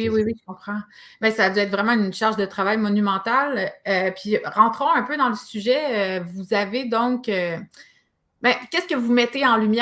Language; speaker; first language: French; native; French